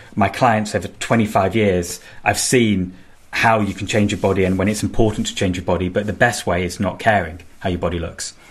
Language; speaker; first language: English; native; English